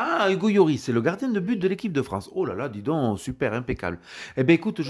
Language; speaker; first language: French; native; French